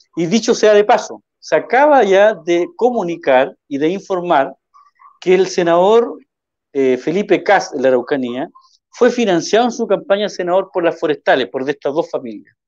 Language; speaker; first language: Spanish; native; Spanish